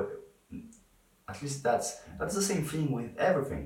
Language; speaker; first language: English; non-native, fluent; French